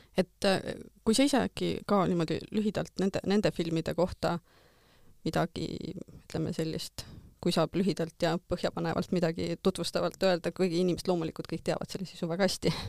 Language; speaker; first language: Estonian; native; Estonian